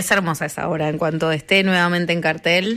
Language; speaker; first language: Spanish; native; Spanish